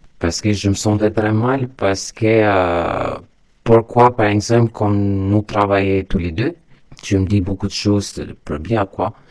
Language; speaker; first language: French; non-native, learner; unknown